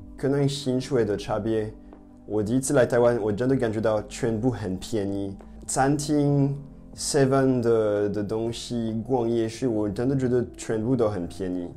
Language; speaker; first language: Chinese; non-native, fluent; French